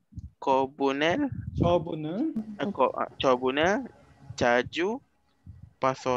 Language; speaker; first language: Korean; non-native, learner; Malay